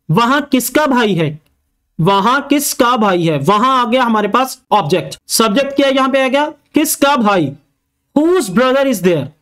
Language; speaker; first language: Urdu; native; Urdu